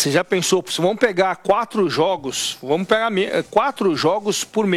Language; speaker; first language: Portuguese; native; Portuguese